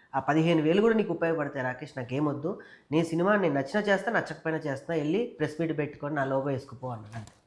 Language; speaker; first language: Telugu; native; Telugu